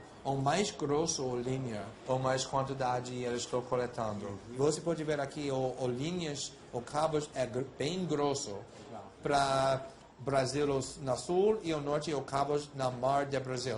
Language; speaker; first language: Portuguese; non-native, fluent; English